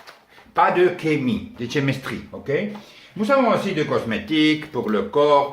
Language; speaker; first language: French; non-native, learner; Spanish